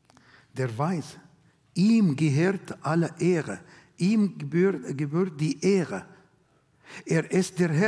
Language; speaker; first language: German; non-native, learner; Arabic